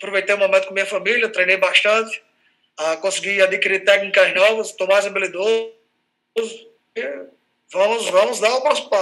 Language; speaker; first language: Portuguese; native; Portuguese